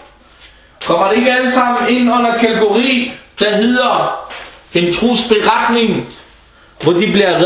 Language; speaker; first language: Danish; early bilingual, other home language; Arabic